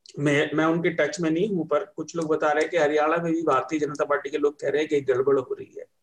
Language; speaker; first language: Hindi; native; Hindi